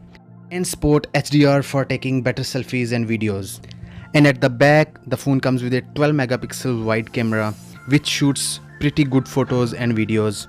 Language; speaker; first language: English; non-native, local second language; Urdu